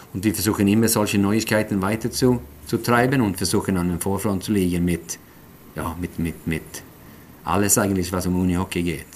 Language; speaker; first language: German; non-native, fluent; Swedish